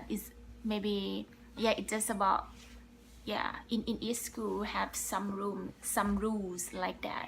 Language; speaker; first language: English; non-native, learner; Thai